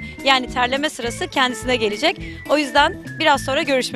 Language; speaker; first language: Turkish; native; Turkish